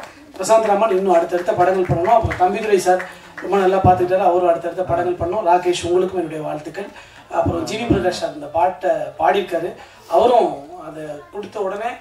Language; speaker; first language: Tamil; native; Tamil